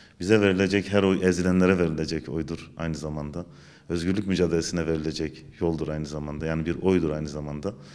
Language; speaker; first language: Turkish; non-native, local second language; Zaza